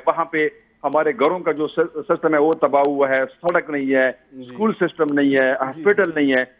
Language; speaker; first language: Urdu; non-native, local second language; Pashto